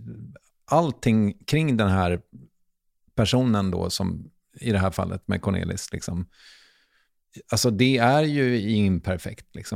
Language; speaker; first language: Swedish; native; Swedish